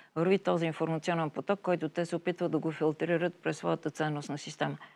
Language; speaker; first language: Bulgarian; native; Bulgarian